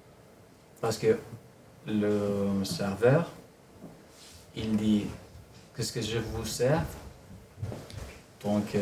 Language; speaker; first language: French; non-native, learner; Spanish